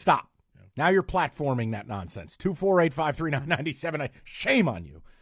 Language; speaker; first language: English; native; English